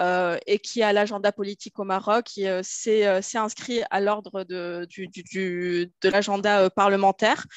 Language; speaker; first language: French; native; French